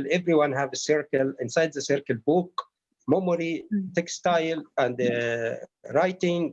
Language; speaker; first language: English; non-native, learner; Arabic